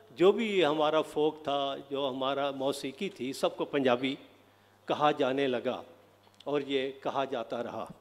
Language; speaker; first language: Urdu; non-native, local second language; Saraiki